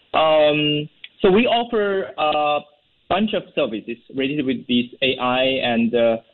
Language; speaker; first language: English; non-native, fluent; Chinese